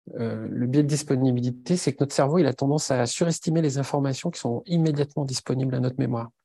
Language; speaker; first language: French; native; French